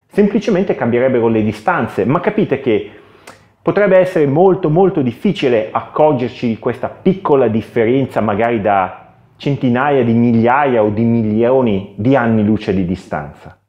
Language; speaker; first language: Italian; native; Italian